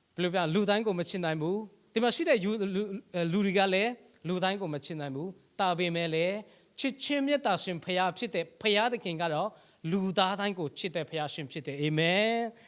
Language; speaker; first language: Burmese; non-native, local second language; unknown